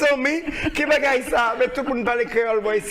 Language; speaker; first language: French; non-native, local second language; Haitian Creole